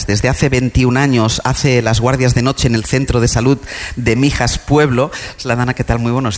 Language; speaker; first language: Spanish; native; Spanish